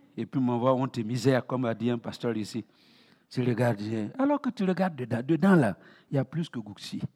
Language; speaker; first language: French; non-native, local second language; Mossi